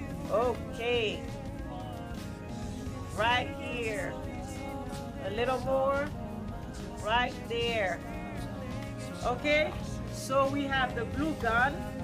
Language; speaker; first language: English; non-native, fluent; Haitian Creole